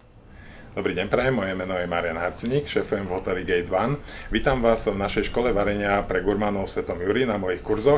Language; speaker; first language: Slovak; native; Slovak